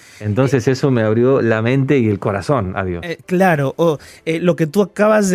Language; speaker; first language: Spanish; native; Spanish